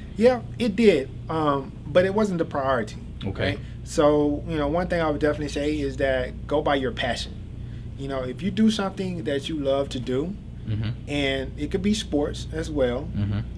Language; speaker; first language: English; native; English